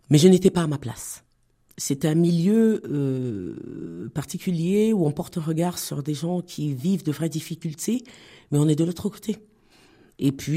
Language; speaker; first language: French; native; French